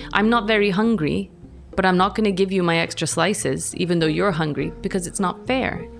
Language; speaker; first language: English; native; English